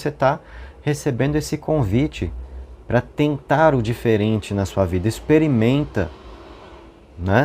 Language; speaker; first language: Portuguese; native; Portuguese